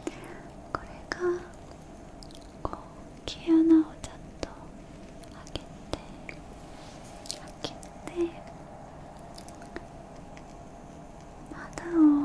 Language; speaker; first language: Japanese; non-native, learner; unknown